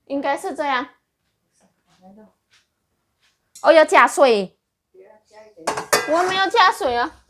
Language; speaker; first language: Chinese; non-native, learner; Indonesian